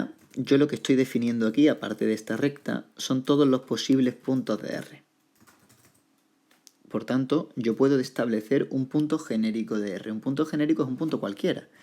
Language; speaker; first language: Spanish; native; Spanish